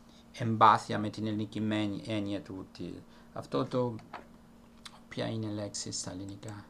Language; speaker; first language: Greek; non-native, fluent; Italian